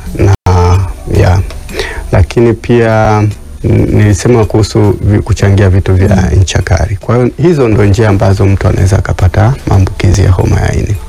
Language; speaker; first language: Swahili; native; Swahili